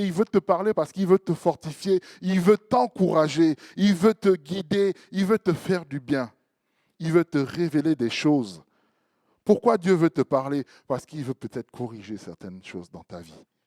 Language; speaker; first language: French; native; French